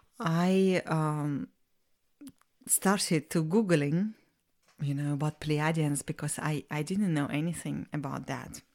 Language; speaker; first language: English; non-native, fluent; Russian